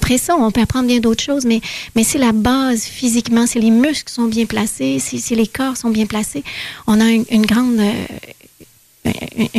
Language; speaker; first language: French; native; French